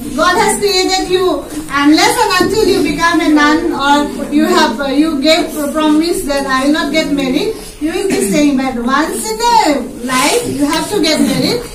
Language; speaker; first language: English; non-native, local second language; Assamese